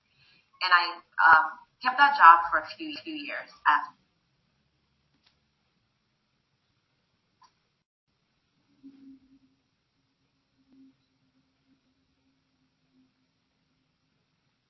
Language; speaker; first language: English; non-native, fluent; Spanish